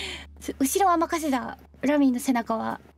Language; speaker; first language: Japanese; native; Japanese